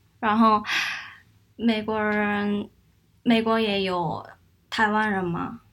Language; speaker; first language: Chinese; non-native, fluent; Korean